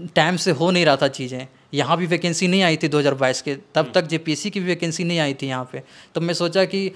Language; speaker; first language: Hindi; native; Hindi